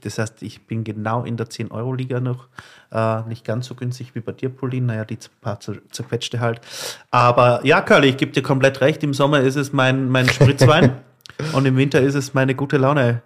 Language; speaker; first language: German; native; German